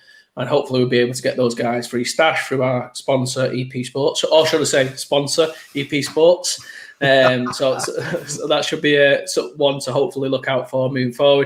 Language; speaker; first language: English; native; English